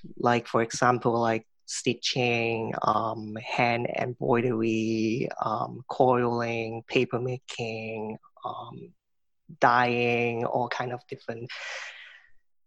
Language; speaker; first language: English; non-native, local second language; Cantonese